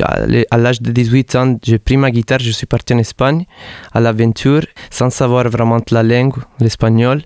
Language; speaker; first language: French; non-native, fluent; Italian